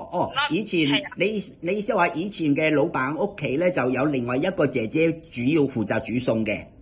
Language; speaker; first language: Cantonese; native; Cantonese